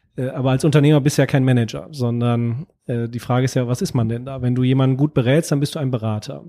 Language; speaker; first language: German; native; German